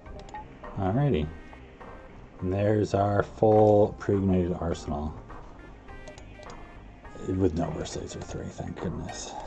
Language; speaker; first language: English; native; English